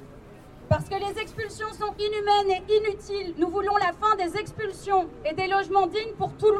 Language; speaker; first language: French; native; French